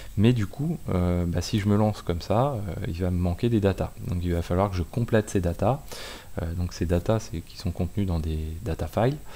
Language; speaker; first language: French; native; French